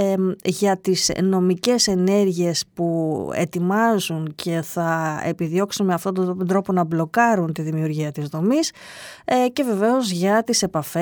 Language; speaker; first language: Greek; native; Greek